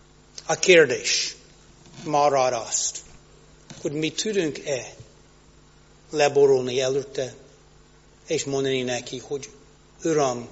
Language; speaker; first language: Hungarian; non-native, fluent; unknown